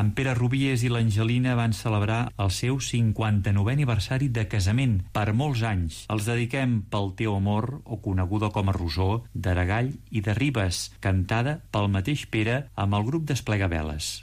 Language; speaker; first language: Catalan; native; Catalan